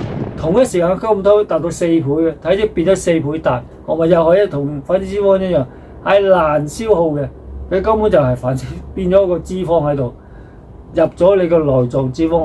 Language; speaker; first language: Cantonese; native; Cantonese